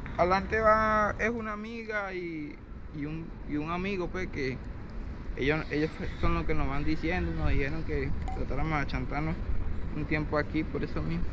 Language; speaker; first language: Spanish; native; Spanish